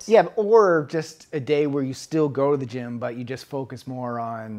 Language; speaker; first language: English; native; English